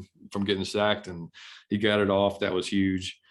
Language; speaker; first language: English; native; English